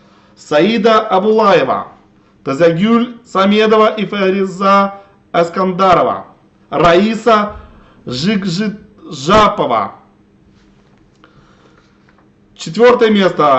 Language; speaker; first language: Russian; native; Russian